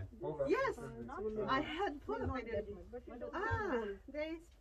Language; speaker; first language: English; non-native, local second language; Filipino